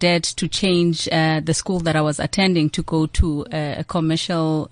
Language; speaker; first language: English; non-native, local second language; Xhosa